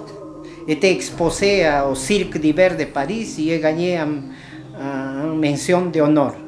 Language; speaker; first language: French; non-native, learner; Spanish